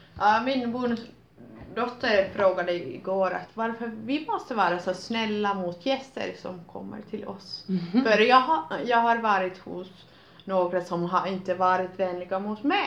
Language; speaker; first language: Swedish; non-native, local second language; Finnish